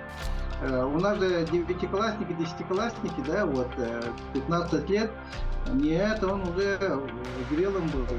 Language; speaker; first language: Russian; non-native, local second language; Yakut